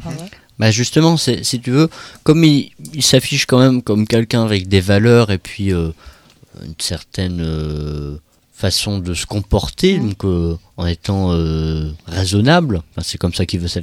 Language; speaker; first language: French; native; French